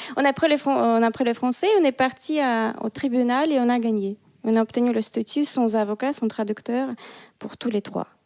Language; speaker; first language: French; non-native, fluent; Russian